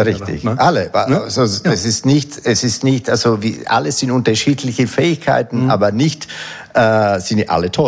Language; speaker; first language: German; non-native, fluent; Italian